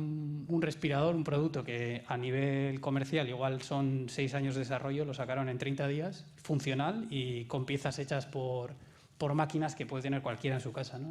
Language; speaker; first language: Spanish; native; Spanish